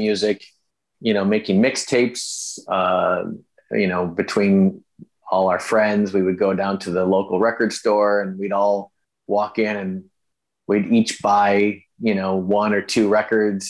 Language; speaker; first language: English; native; English